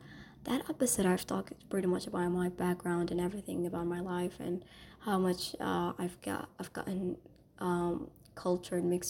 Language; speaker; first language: English; non-native, fluent; Somali